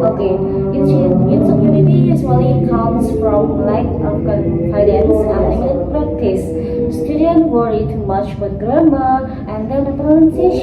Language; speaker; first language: English; non-native, learner; Indonesian